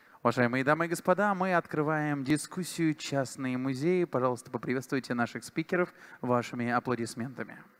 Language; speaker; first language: Russian; non-native, fluent; French